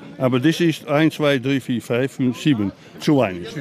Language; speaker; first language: German; non-native, learner; Dutch